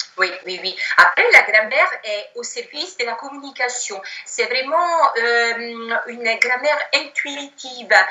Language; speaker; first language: French; non-native, fluent; Italian